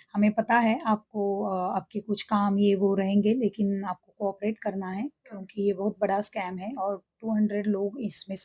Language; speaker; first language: Hindi; non-native, local second language; Marathi